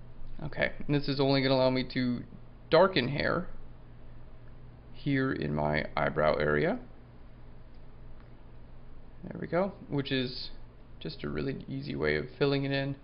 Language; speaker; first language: English; native; English